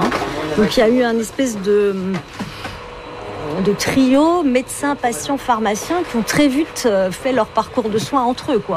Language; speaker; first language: French; native; French